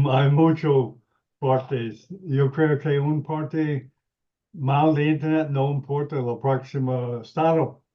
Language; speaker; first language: Spanish; non-native, learner; English